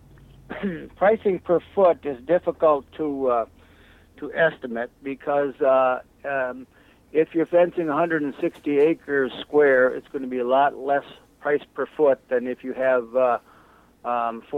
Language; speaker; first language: English; native; English